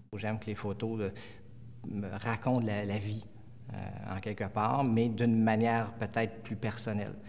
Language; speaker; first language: French; native; French